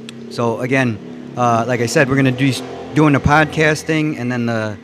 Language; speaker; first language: English; native; English